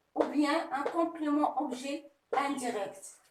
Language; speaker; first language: French; non-native, local second language; Arabic